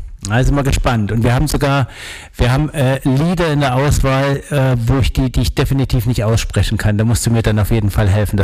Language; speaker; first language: German; native; German